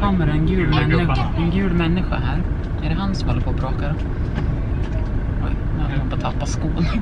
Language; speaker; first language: Swedish; native; Swedish